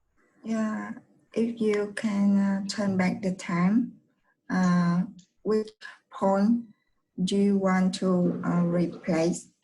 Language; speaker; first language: English; non-native, learner; Vietnamese